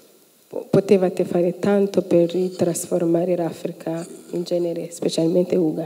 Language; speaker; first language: Italian; non-native, fluent; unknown